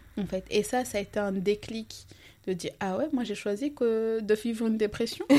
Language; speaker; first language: French; non-native, local second language; Ngazidja Comorian